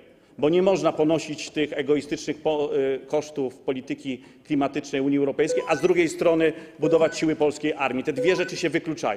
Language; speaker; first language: Polish; native; Polish